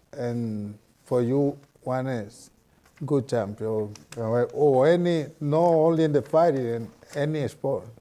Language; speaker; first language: English; non-native, learner; Spanish